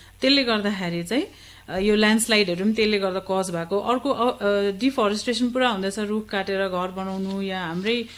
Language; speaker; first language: Nepali; native; Nepali